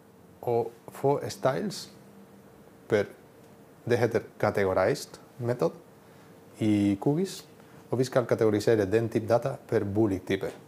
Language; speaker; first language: Norwegian; non-native, learner; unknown